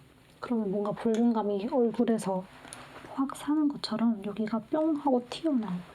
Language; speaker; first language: Korean; native; Korean